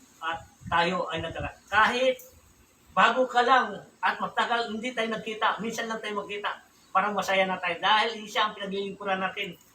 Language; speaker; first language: Filipino; non-native, local second language; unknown